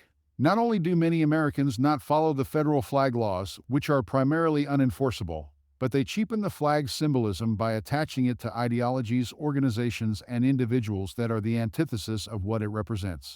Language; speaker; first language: English; native; English